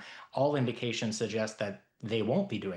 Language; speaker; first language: English; native; English